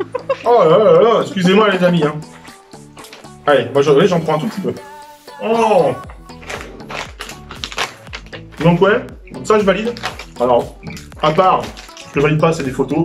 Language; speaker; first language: French; native; French